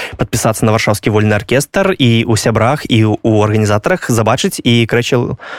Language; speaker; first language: Belarusian; non-native, local second language; Russian